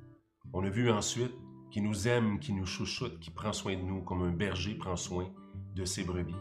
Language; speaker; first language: French; native; French